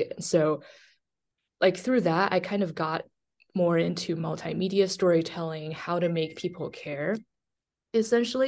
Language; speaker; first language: English; non-native, fluent; Chinese